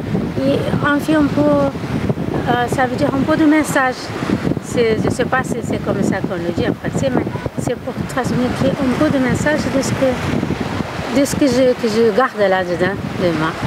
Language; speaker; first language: French; non-native, learner; Kabuverdianu